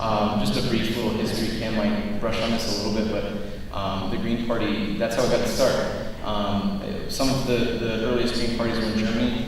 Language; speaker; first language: English; native; English